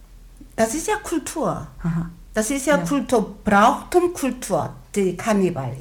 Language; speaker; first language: German; non-native, learner; Korean